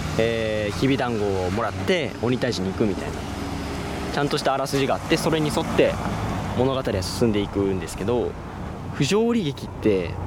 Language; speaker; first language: Japanese; native; Japanese